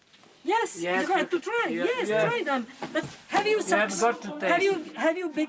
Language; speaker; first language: English; non-native, learner; Italian